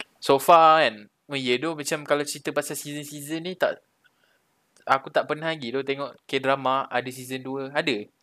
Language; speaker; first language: Malay; native; Malay